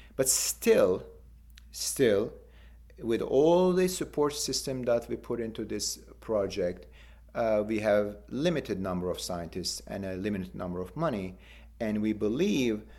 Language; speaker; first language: English; non-native, fluent; Turkish